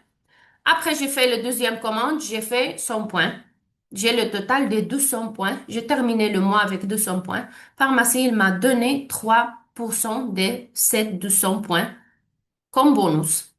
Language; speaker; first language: French; non-native, learner; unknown